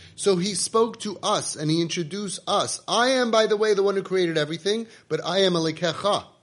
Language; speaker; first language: English; native; English